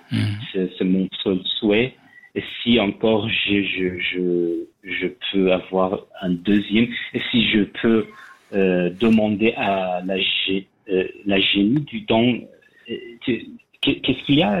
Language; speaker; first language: French; non-native, learner; Persian